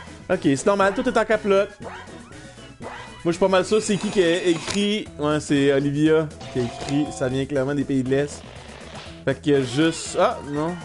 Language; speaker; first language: French; native; French